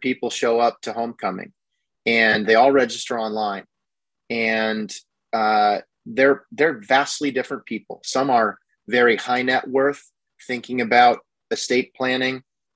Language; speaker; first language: English; native; English